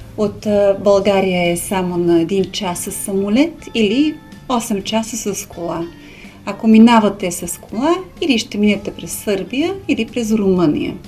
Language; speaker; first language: Bulgarian; early bilingual, heritage; Hungarian